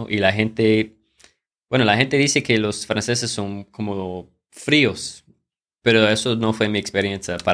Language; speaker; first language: Spanish; non-native, fluent; English